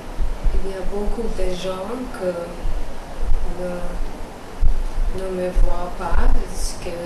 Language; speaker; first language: French; non-native, learner; English